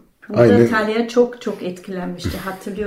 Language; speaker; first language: Turkish; non-native, fluent; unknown